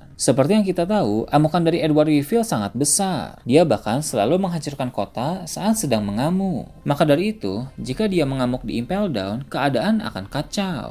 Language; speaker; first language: Indonesian; native; Indonesian